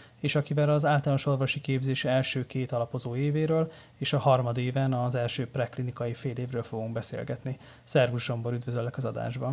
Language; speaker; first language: Hungarian; native; Hungarian